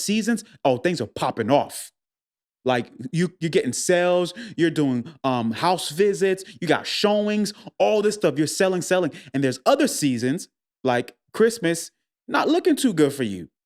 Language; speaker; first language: English; native; English